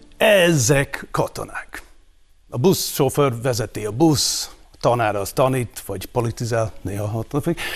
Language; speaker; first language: Hungarian; non-native, fluent; English